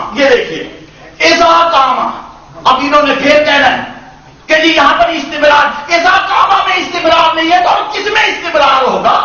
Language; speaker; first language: Urdu; native; Urdu